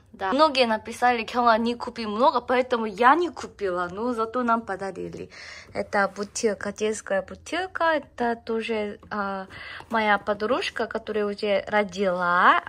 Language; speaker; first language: Russian; non-native, learner; Korean